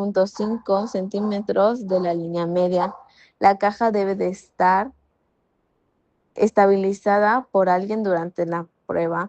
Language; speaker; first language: Spanish; native; Spanish